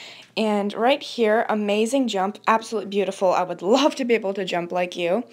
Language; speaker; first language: English; native; English